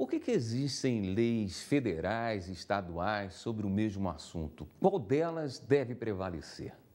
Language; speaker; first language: Portuguese; native; Portuguese